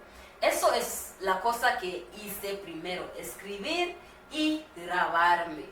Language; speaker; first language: Spanish; non-native, learner; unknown